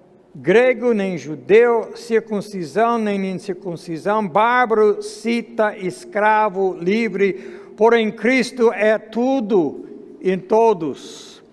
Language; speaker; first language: Portuguese; non-native, fluent; English